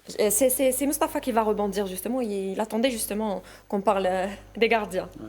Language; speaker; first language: French; native; French